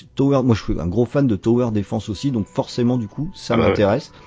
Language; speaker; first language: French; native; French